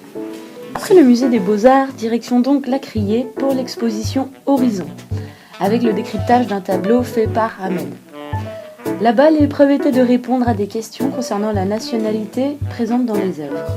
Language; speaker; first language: French; native; French